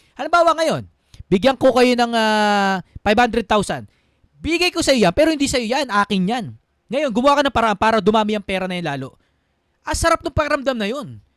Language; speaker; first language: Filipino; native; Filipino